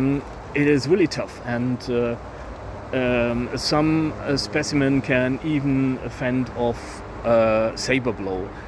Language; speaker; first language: English; non-native, fluent; German